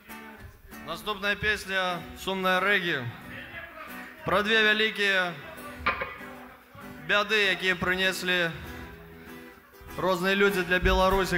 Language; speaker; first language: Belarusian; non-native, local second language; Russian